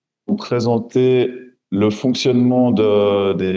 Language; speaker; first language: French; native; French